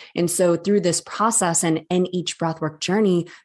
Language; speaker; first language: English; native; English